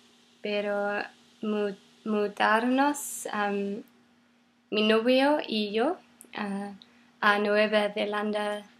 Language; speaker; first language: Spanish; non-native, learner; English